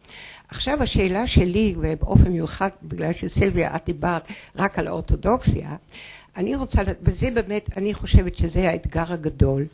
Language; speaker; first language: Hebrew; non-native, fluent; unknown